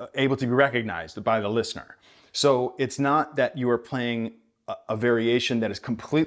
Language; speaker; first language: English; native; English